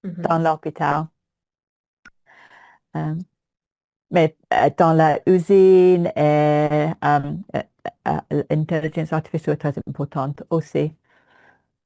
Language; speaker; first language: French; non-native, learner; English